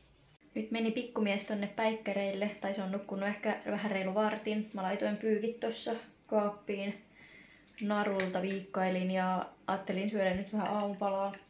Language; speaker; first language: Finnish; native; Finnish